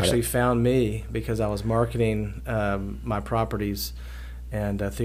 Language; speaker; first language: English; native; English